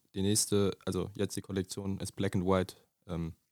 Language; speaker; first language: German; native; German